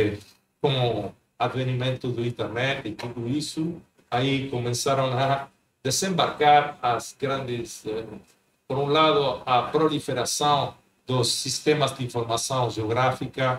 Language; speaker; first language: Portuguese; non-native, fluent; Spanish